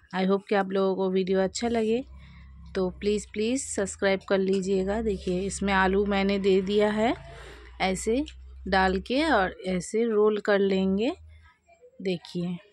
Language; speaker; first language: Hindi; non-native, local second language; Bangla